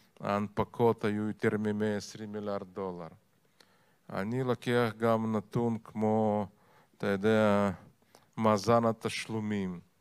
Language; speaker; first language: Hebrew; non-native, fluent; Russian